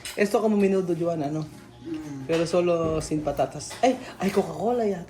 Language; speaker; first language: Spanish; non-native, learner; Filipino